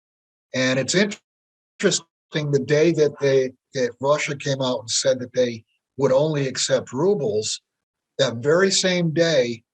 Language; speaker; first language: English; native; English